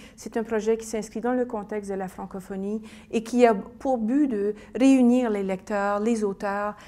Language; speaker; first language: French; native; French